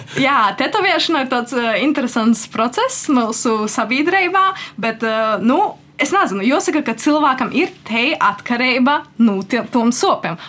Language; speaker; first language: Latvian; native; Latvian